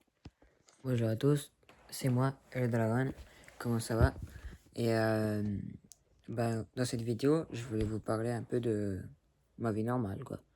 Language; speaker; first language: French; early bilingual, other home language; Spanish